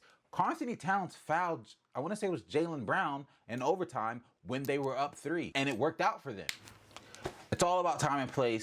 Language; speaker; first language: English; native; English